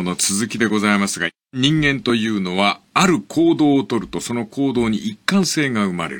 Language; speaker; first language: Japanese; native; Japanese